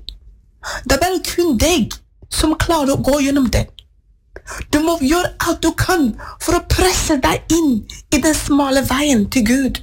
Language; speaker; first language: Norwegian; non-native, fluent; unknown